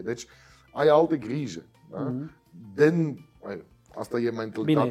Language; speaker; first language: Romanian; non-native, learner; Dutch